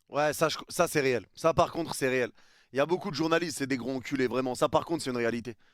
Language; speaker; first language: French; early bilingual, other home language; Arabic